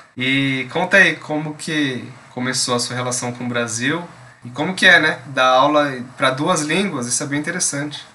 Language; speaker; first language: Portuguese; native; Portuguese